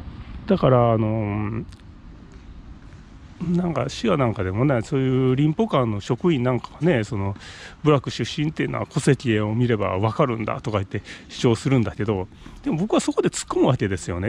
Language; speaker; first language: Japanese; native; Japanese